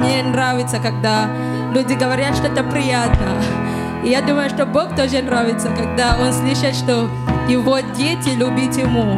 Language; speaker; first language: Russian; non-native, fluent; English